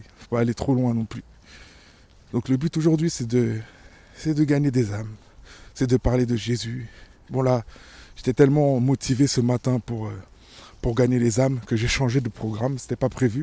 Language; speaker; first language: French; native; French